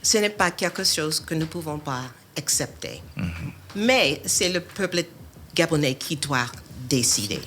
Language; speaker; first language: French; non-native, fluent; English